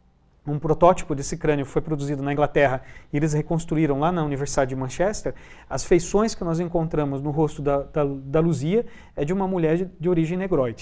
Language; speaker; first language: Portuguese; native; Portuguese